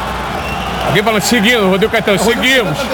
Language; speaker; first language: Portuguese; native; Portuguese